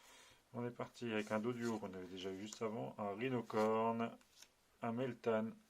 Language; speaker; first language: French; native; French